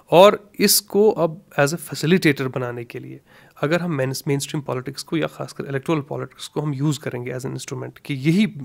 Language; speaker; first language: Urdu; non-native, local second language; Kashmiri